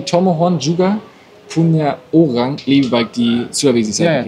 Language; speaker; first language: Indonesian; non-native, learner; German